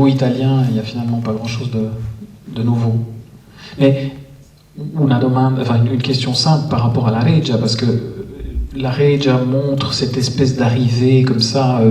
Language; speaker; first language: French; native; French